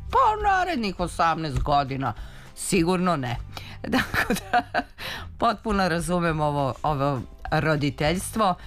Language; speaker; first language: Serbian; native; Serbian